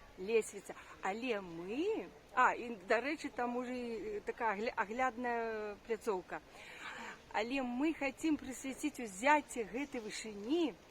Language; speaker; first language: Belarusian; non-native, local second language; Russian